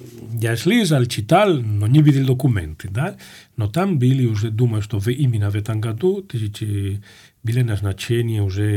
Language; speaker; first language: Russian; non-native, fluent; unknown